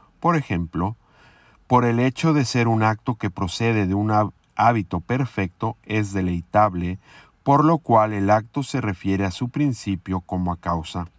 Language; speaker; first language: Spanish; native; Spanish